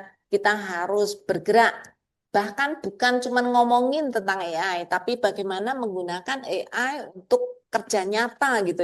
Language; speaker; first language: Indonesian; native; Indonesian